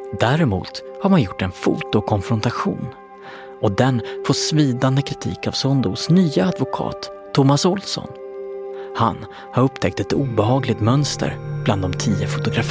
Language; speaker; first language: Swedish; native; Swedish